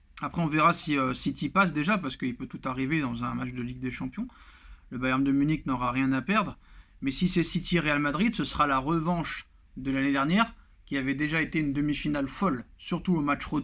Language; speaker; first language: French; native; French